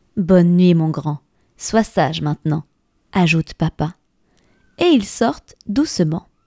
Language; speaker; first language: French; native; French